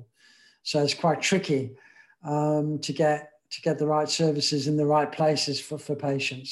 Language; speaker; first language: English; native; English